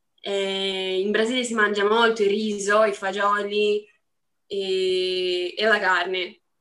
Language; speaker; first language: Italian; non-native, fluent; Portuguese